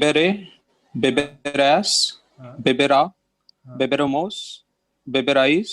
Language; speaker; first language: Spanish; non-native, learner; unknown